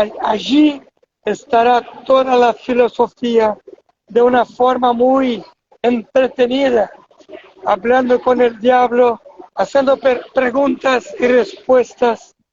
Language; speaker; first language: Spanish; non-native, fluent; Portuguese